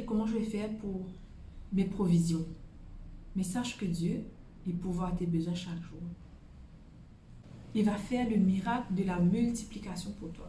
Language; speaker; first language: French; native; French